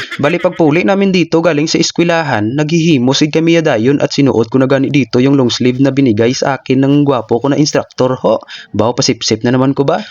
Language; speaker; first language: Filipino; non-native, local second language; Hiligaynon